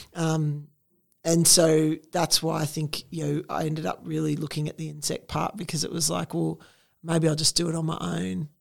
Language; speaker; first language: English; native; English